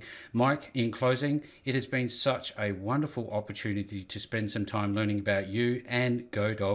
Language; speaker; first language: English; native; English